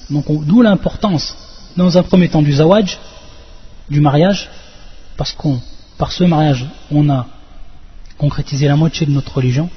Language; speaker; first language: French; native; French